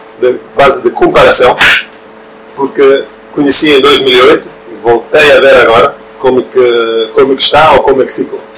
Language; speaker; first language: Portuguese; non-native, fluent; Norwegian